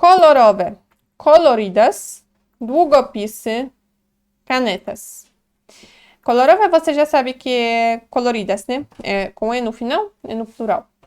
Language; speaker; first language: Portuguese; non-native, fluent; Polish